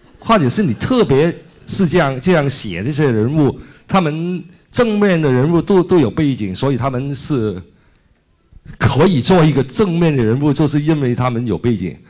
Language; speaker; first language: Chinese; non-native, local second language; Cantonese